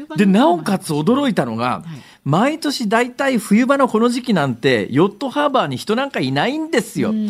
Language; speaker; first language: Japanese; native; Japanese